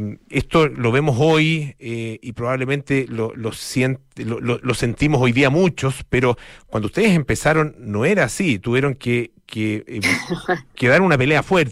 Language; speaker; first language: Spanish; native; Spanish